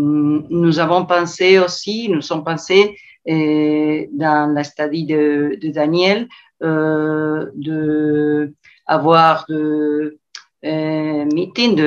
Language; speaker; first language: French; non-native, learner; Spanish